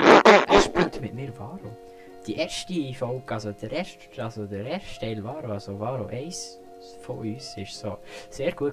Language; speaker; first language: German; native; German